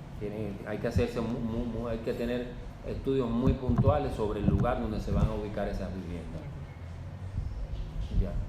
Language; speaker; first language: Spanish; native; Spanish